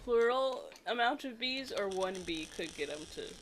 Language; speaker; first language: English; native; English